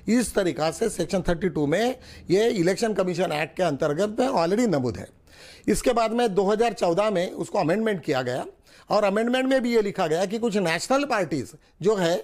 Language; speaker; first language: Hindi; non-native, local second language; Marathi